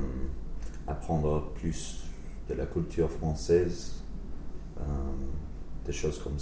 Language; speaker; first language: French; non-native, learner; English